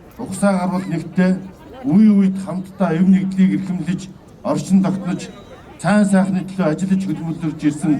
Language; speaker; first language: Mongolian; non-native, local second language; Kazakh